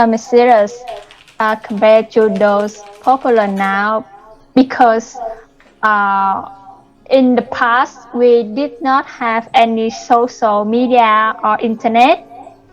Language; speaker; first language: English; non-native, learner; Vietnamese